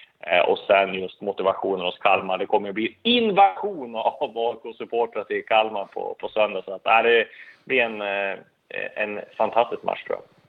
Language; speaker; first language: Swedish; native; Swedish